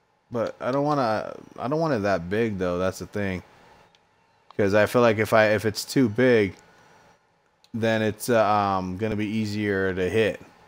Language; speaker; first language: English; native; English